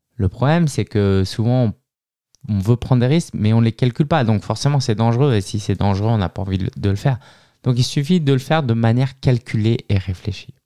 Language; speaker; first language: French; native; French